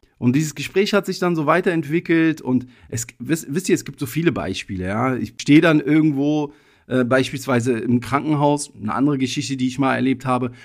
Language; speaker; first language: German; early bilingual, other home language; Italian